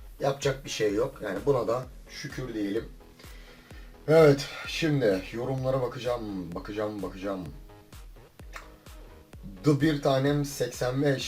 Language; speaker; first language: Turkish; native; Turkish